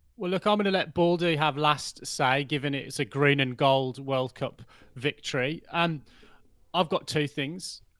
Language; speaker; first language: English; native; English